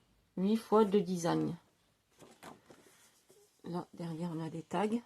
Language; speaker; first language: French; native; French